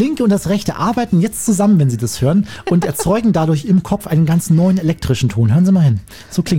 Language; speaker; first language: German; native; German